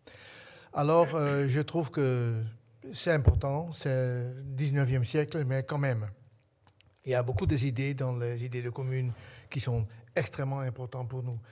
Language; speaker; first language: French; non-native, fluent; Dutch